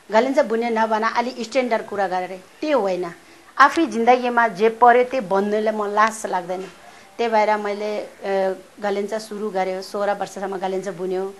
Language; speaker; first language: Nepali; non-native, local second language; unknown